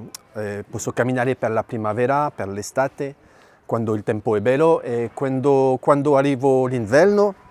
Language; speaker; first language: Italian; non-native, fluent; French